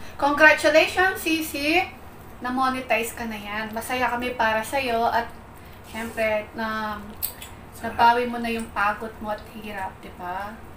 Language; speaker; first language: Filipino; non-native, local second language; Pampanga